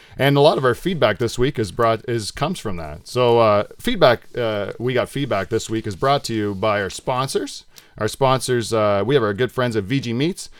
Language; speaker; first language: English; native; English